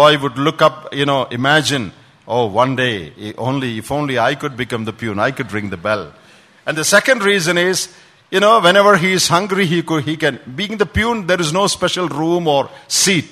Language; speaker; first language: English; non-native, local second language; Malayalam